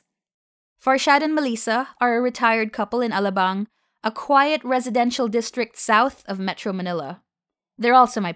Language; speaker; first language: English; non-native, local second language; Filipino